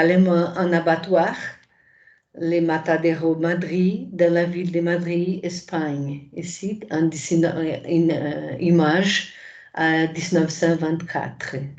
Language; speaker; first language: French; non-native, fluent; Portuguese